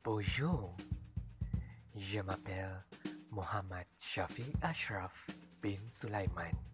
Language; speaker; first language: French; non-native, learner; Malay